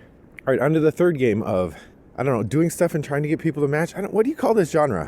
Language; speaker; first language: English; native; English